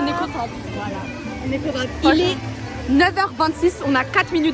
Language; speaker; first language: French; native; French